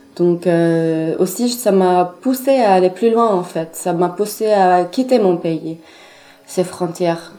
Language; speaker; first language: French; non-native, fluent; Arabic